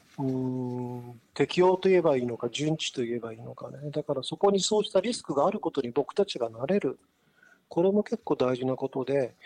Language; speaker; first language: Japanese; native; Japanese